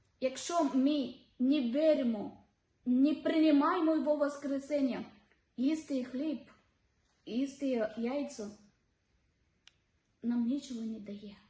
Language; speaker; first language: Ukrainian; non-native, learner; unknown